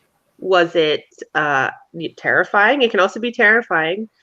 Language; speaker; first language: English; native; English